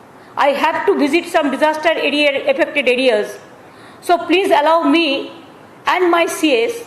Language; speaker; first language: English; non-native, local second language; Bangla